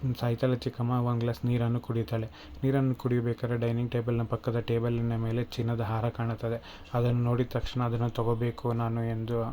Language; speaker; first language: Kannada; native; Kannada